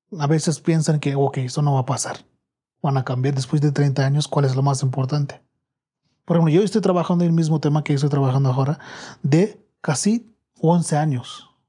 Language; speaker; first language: Spanish; non-native, learner; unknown